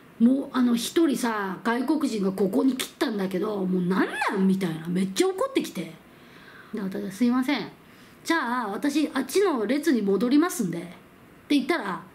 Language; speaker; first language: Japanese; non-native, fluent; Korean